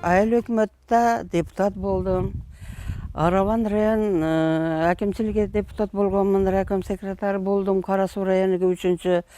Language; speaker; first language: Kyrgyz; non-native, local second language; Uzbek